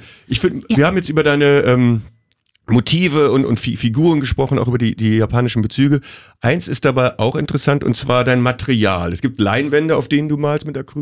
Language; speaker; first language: German; native; German